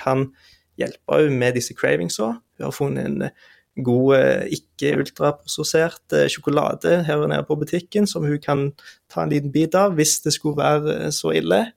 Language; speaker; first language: Norwegian; native; Norwegian